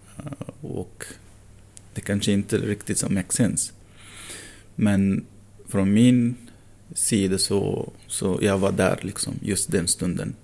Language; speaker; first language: Swedish; non-native, fluent; Arabic